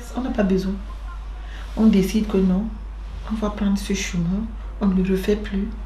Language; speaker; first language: French; non-native, local second language; Basaa